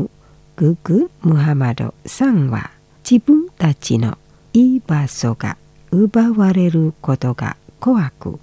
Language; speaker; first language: Japanese; non-native, fluent; Indonesian